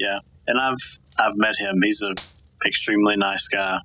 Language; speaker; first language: English; native; English